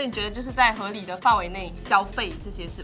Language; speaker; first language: Chinese; native; Chinese